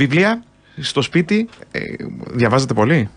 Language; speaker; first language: Greek; native; Greek